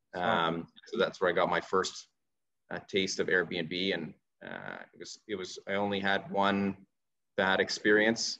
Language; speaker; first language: English; native; English